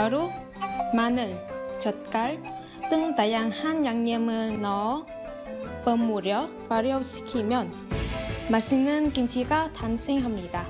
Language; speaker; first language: Korean; non-native, fluent; Vietnamese